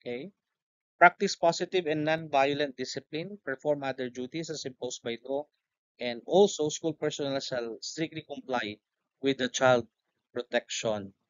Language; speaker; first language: English; non-native, local second language; Filipino